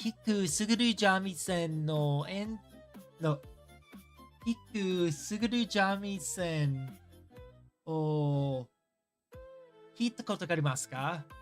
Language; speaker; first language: Japanese; non-native, learner; English